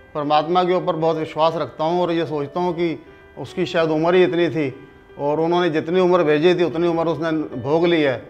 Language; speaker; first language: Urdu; non-native, local second language; Punjabi